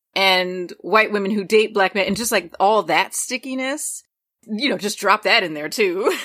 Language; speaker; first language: English; native; English